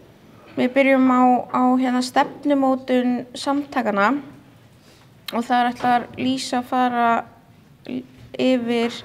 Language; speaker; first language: Icelandic; native; Icelandic